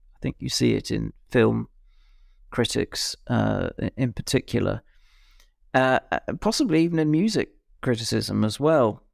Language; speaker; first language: English; native; English